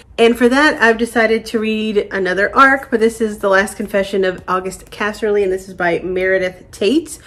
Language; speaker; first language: English; native; English